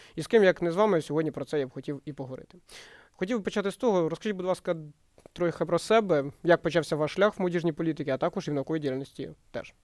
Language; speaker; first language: Ukrainian; native; Ukrainian